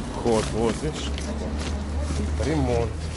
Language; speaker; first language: Russian; native; Russian